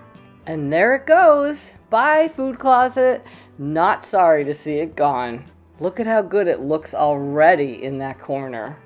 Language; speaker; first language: English; native; English